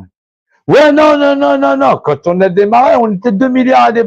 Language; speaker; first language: French; native; French